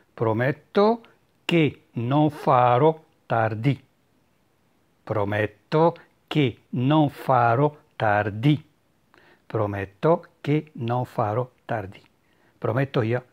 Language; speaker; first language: Italian; non-native, fluent; Arabic